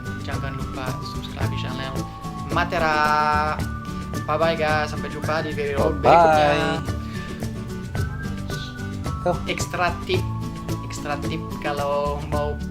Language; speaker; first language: Indonesian; non-native, fluent; French